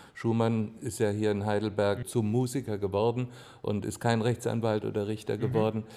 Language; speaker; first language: German; native; German